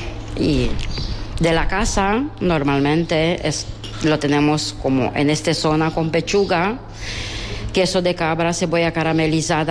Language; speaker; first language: Spanish; non-native, learner; Romanian